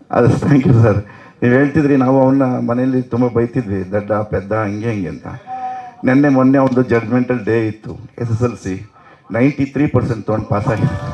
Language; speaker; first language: Kannada; native; Kannada